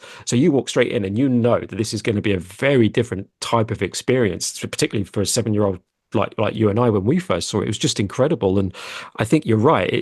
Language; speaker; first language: English; native; English